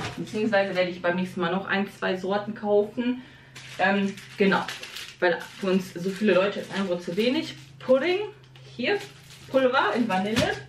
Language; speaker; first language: German; early bilingual, other home language; Polish